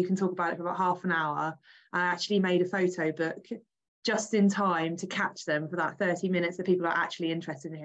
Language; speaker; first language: English; native; English